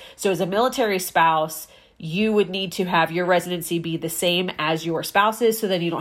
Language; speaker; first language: English; native; English